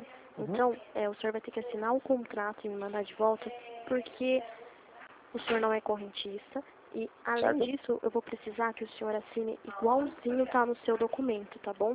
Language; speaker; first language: Portuguese; native; Portuguese